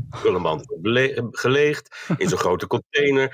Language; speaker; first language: Dutch; native; Dutch